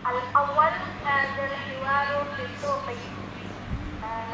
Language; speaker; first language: Arabic; non-native, learner; Indonesian